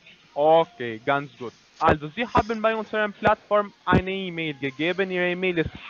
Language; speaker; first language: German; non-native, learner; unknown